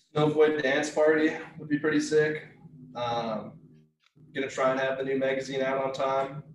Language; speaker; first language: English; native; English